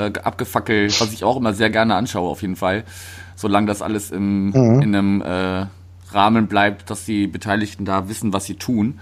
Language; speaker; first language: German; native; German